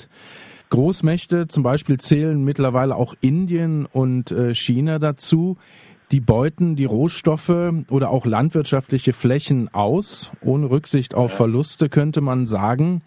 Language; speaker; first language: German; native; German